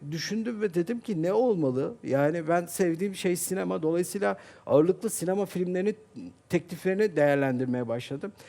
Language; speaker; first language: Turkish; native; Turkish